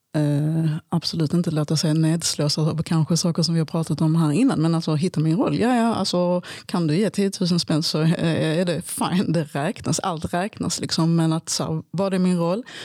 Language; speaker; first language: Swedish; early bilingual, other home language; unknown